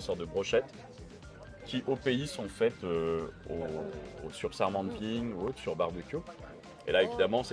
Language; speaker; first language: French; native; French